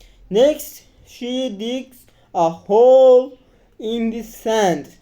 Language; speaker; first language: English; non-native, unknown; Turkish